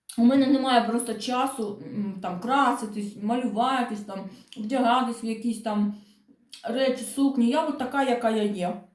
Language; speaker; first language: Ukrainian; non-native, local second language; Russian